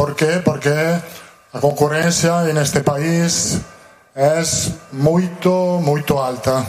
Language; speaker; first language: Portuguese; non-native, learner; Italian